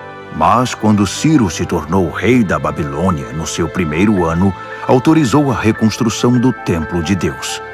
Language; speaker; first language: Portuguese; native; Portuguese